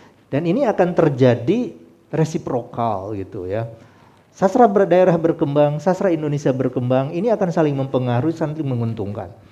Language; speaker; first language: Indonesian; non-native, local second language; Sundanese